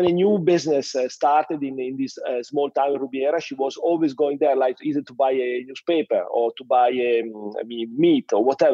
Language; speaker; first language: English; non-native, fluent; Italian